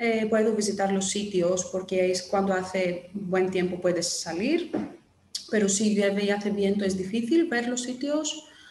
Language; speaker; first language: Spanish; non-native, fluent; Greek